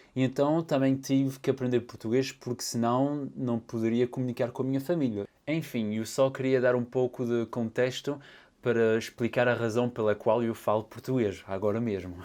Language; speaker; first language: Portuguese; early bilingual, heritage; Portuguese